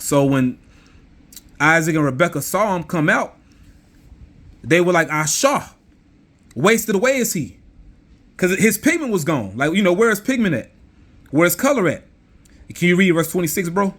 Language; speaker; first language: English; native; English